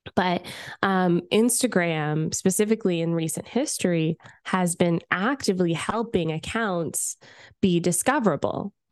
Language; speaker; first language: English; native; English